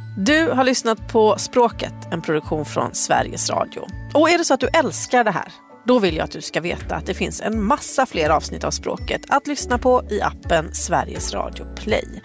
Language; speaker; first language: Swedish; native; Swedish